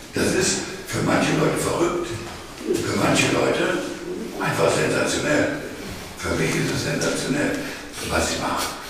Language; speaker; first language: German; non-native, fluent; Greek